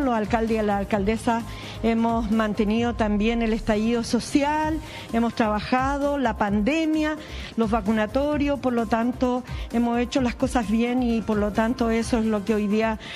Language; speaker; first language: Spanish; native; Spanish